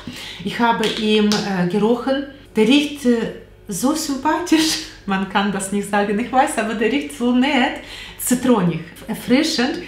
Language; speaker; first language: German; non-native, learner; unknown